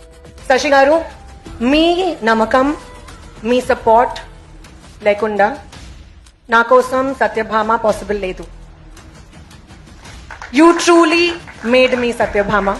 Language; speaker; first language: Telugu; non-native, local second language; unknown